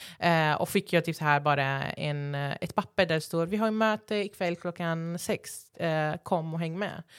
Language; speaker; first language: Swedish; early bilingual, other home language; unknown